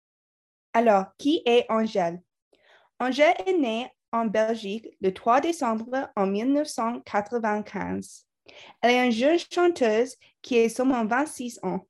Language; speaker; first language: French; non-native, learner; English